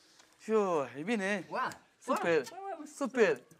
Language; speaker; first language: Romanian; non-native, local second language; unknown